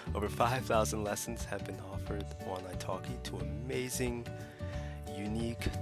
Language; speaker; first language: English; native; English